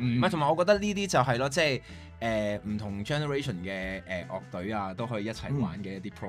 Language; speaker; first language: Cantonese; native; Cantonese